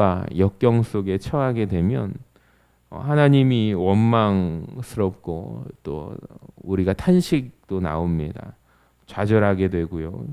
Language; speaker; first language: Korean; native; Korean